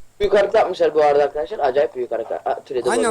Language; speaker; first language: Turkish; native; Turkish